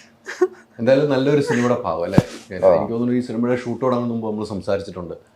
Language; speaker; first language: Malayalam; native; Malayalam